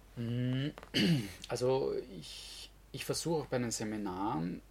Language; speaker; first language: German; native; German